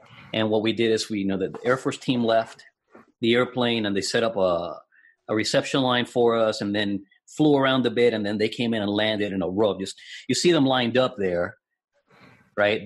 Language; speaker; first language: English; non-native, fluent; Spanish